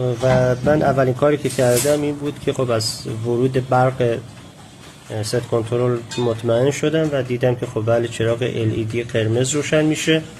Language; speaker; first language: Persian; native; Persian